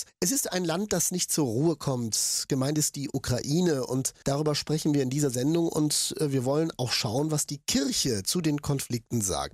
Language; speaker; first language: German; native; German